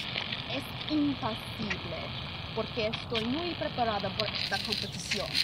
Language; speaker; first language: Spanish; non-native, learner; English